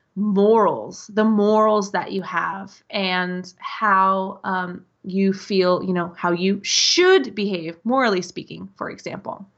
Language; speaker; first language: English; native; English